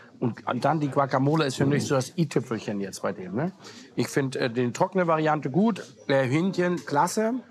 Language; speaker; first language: German; native; German